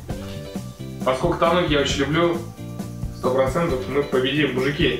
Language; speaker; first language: Russian; native; Russian